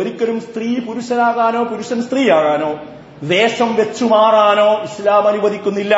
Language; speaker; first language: Malayalam; native; Malayalam